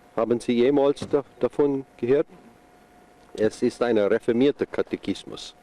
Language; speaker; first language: German; early bilingual, other home language; English